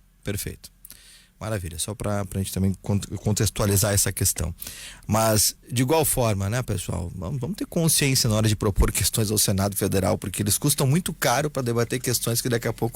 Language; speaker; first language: Portuguese; native; Portuguese